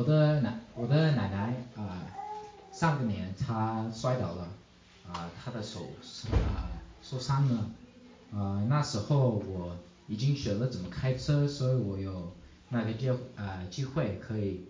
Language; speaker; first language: Chinese; early bilingual, heritage; English